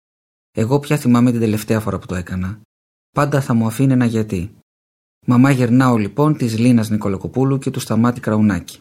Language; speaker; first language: Greek; native; Greek